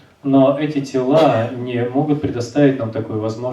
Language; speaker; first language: Russian; native; Russian